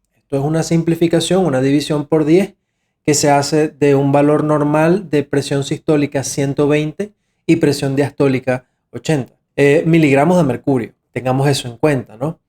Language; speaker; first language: Spanish; native; Spanish